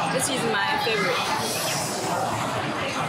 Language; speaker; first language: English; non-native, learner; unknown